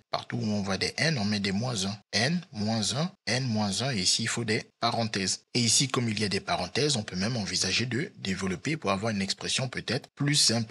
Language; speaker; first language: French; native; French